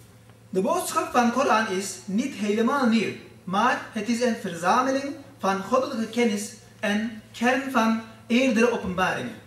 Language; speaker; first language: Dutch; non-native, fluent; Turkish